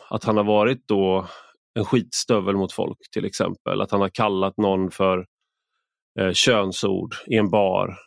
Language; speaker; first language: Swedish; native; Swedish